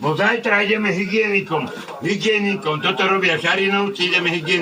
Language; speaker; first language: Slovak; native; Slovak